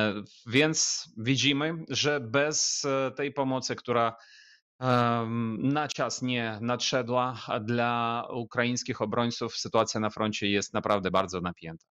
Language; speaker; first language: Polish; non-native, fluent; Ukrainian